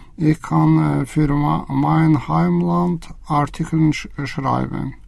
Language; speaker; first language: German; non-native, learner; Azerbaijani